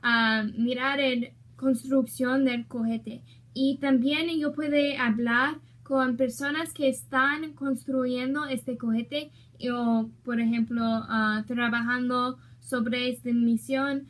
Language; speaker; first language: Spanish; non-native, learner; English